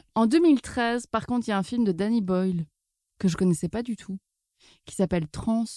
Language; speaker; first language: French; native; French